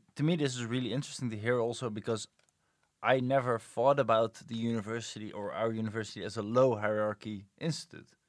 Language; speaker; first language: English; non-native, fluent; Dutch